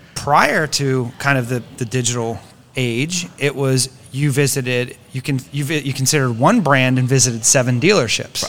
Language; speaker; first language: English; native; English